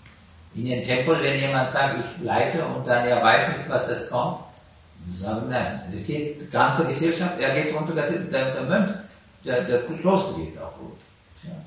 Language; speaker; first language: German; non-native, learner; Sinhala